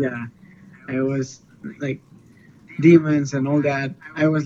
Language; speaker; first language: English; non-native, fluent; Spanish